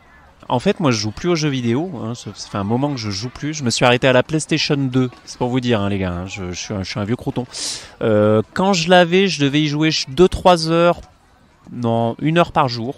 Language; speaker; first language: French; native; French